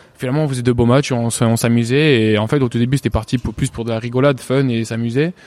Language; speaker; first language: French; early bilingual, other home language; Bulgarian